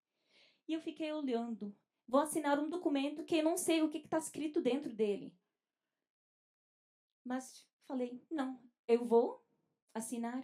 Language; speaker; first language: Portuguese; non-native, fluent; Arabic